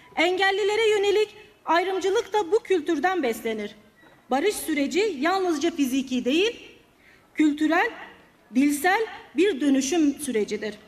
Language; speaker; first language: Turkish; non-native, local second language; Kurdish